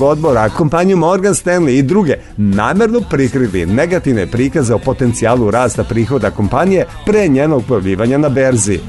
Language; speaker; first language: Serbian; native; Serbian